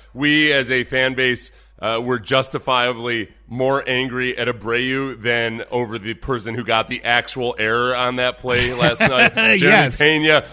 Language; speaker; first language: English; native; English